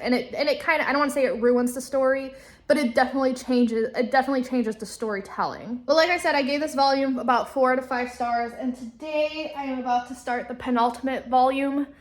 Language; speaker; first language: English; native; English